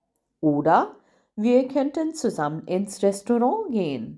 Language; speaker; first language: German; non-native, fluent; Hindi